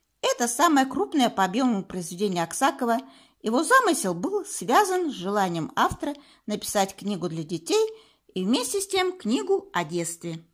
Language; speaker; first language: Russian; native; Russian